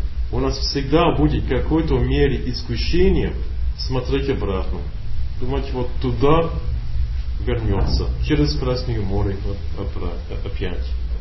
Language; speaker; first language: Russian; non-native, learner; English